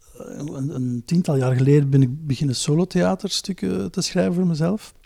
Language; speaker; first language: Dutch; native; Dutch